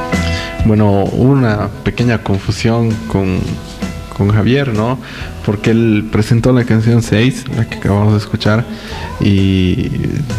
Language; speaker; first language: Spanish; native; Spanish